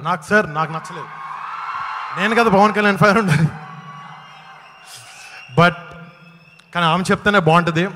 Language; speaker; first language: Telugu; native; Telugu